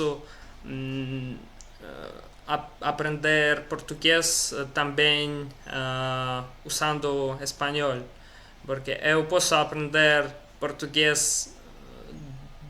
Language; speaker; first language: Portuguese; non-native, learner; Russian